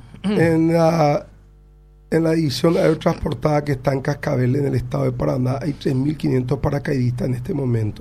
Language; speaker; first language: Spanish; native; Spanish